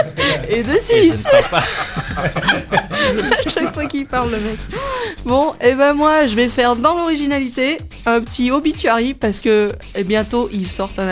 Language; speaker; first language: French; native; French